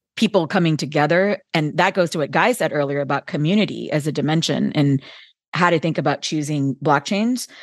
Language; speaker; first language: English; native; English